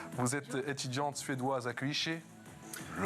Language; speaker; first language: French; native; French